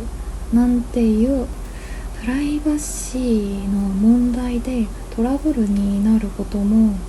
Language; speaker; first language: Japanese; non-native, fluent; Korean